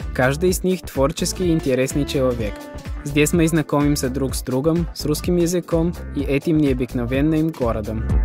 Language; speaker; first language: Russian; non-native, fluent; German